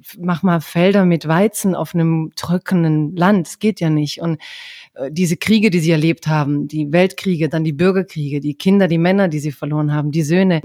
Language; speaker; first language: German; early bilingual, other home language; Croatian